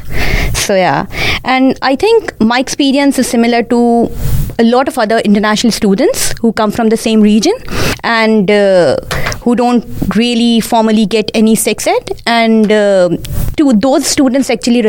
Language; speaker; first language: English; non-native, local second language; Urdu